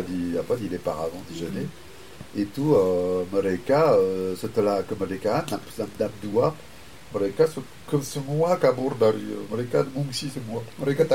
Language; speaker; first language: Indonesian; non-native, fluent; French